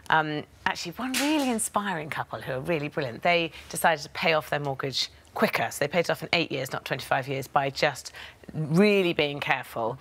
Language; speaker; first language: English; native; English